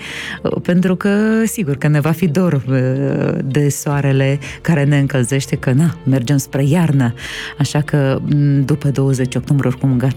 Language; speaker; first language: Romanian; native; Romanian